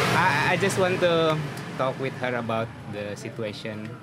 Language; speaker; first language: English; non-native, learner; Indonesian